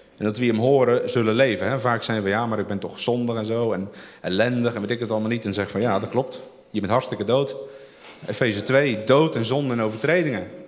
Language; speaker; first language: Dutch; native; Dutch